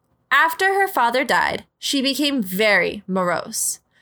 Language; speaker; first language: English; native; English